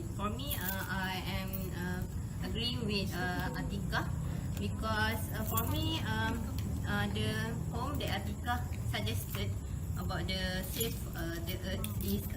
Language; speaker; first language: English; non-native, local second language; Malay